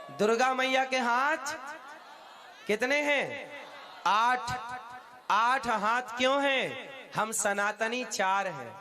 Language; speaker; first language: Hindi; native; Hindi